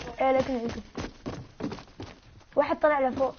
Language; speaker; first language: Arabic; native; Arabic